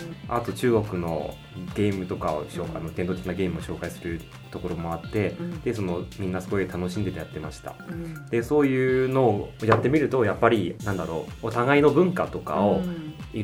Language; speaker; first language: Japanese; non-native, fluent; Chinese